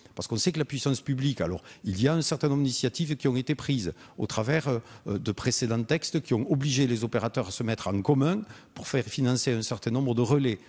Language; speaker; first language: French; native; French